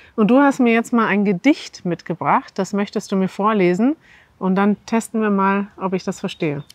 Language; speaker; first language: German; native; German